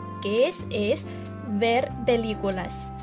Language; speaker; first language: Spanish; non-native, fluent; Chinese